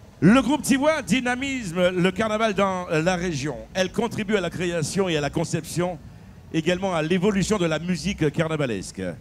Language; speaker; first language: French; native; French